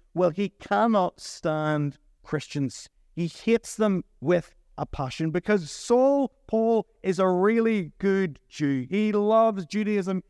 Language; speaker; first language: English; native; English